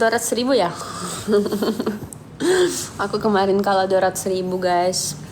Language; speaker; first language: Indonesian; non-native, fluent; Russian